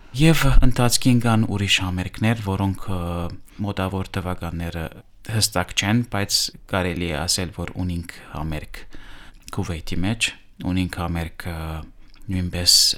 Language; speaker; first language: Armenian; early bilingual, heritage; Armenian